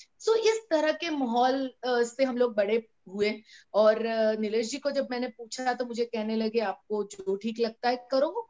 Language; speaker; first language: Hindi; non-native, local second language; Gujarati